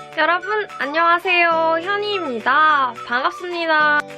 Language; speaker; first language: Korean; native; Korean